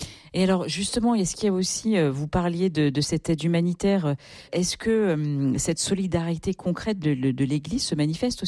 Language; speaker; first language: French; native; French